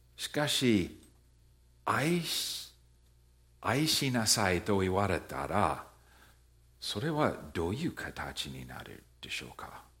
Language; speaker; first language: Japanese; non-native, fluent; English